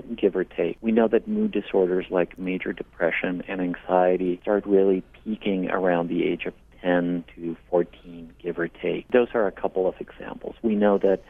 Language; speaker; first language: English; non-native, fluent; Spanish